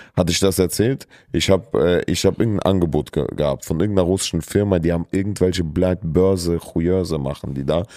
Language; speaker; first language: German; early bilingual, other home language; Russian